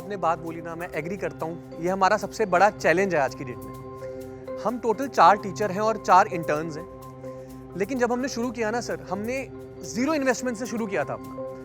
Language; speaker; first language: Hindi; native; Hindi